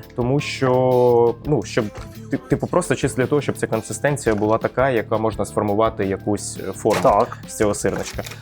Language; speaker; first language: Ukrainian; native; Ukrainian